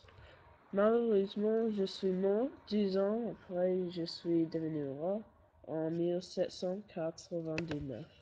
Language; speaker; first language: French; non-native, learner; English